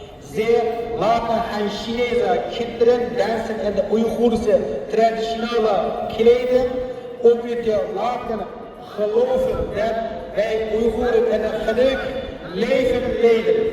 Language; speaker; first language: Dutch; non-native, learner; Uyghur